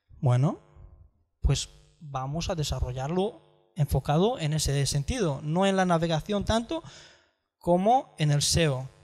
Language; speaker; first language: Spanish; non-native, fluent; Romanian